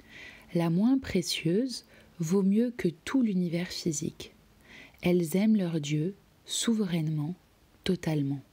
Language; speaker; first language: French; native; French